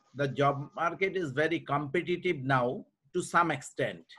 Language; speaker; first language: English; non-native, local second language; Bangla